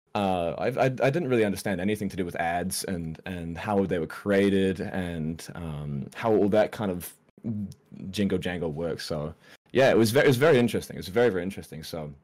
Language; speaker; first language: English; native; English